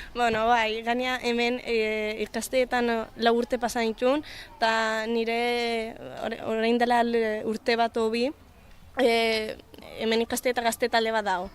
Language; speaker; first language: Basque; early bilingual, other home language; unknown